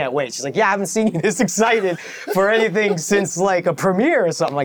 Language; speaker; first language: English; native; English